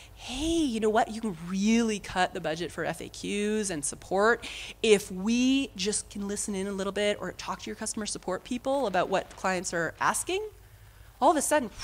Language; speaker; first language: English; native; English